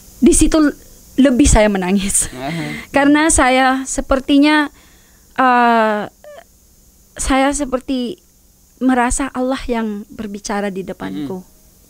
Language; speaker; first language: Indonesian; non-native, learner; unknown